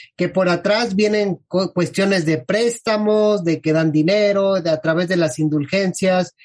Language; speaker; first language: Spanish; native; Spanish